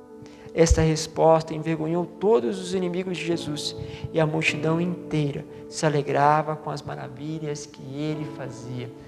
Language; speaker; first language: Portuguese; native; Portuguese